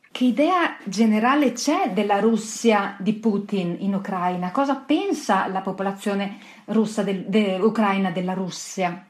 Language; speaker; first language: Italian; native; Italian